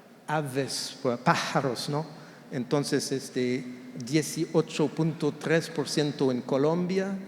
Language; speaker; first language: Spanish; non-native, fluent; French